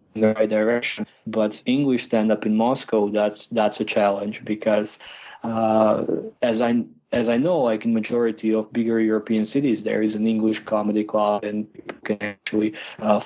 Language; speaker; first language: English; non-native, fluent; Croatian